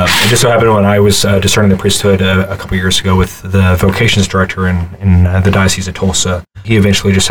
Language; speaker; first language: English; native; English